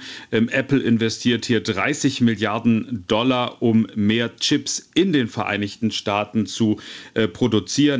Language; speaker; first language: German; native; German